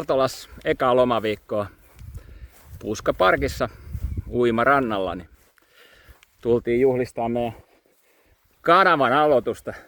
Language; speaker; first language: Finnish; native; Finnish